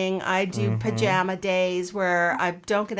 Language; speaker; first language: English; native; English